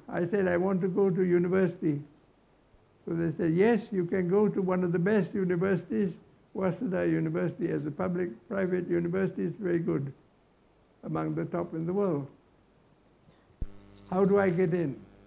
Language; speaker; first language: English; non-native, local second language; Malay